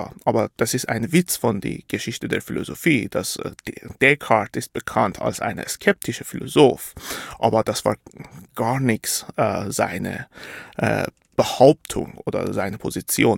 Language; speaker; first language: German; non-native, fluent; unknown